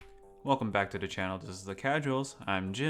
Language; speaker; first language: English; native; English